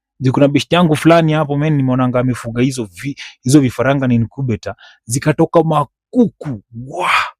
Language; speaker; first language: Swahili; native; Swahili